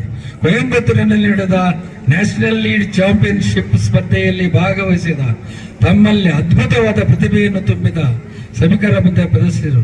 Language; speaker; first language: Kannada; native; Kannada